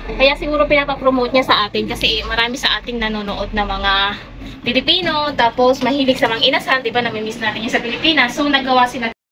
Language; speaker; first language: Filipino; native; Filipino